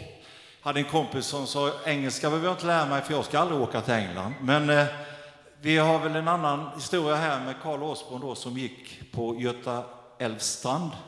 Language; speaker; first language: Swedish; native; Swedish